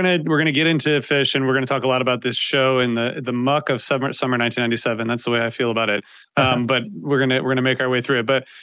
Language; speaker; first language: English; native; English